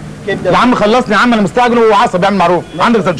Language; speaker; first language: Arabic; native; Arabic